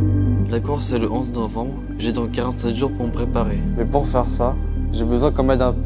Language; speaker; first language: French; native; French